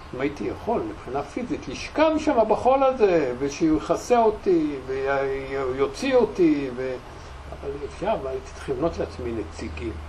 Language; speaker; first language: Hebrew; native; Hebrew